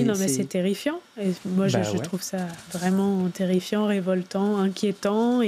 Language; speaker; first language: French; native; French